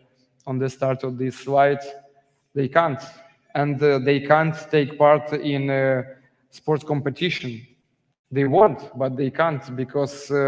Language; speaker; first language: English; non-native, learner; Ukrainian